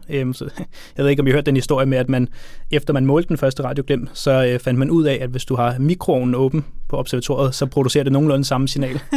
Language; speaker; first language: Danish; native; Danish